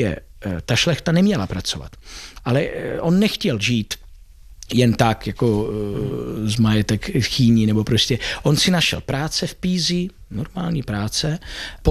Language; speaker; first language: Czech; non-native, learner; Italian